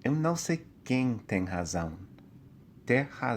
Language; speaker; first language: Portuguese; non-native, fluent; English